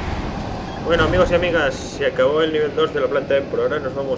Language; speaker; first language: Spanish; native; Spanish